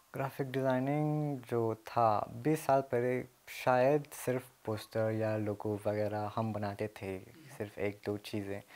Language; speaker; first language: Hindi; early bilingual, heritage; Hindi